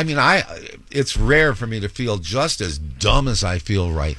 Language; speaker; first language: English; native; English